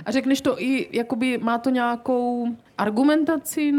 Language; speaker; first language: Czech; native; Czech